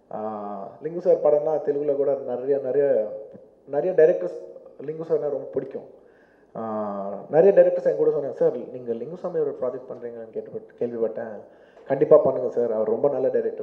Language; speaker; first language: Tamil; non-native, local second language; Telugu